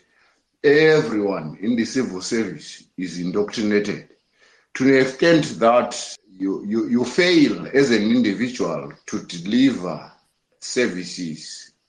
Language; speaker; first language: English; non-native, local second language; North Ndebele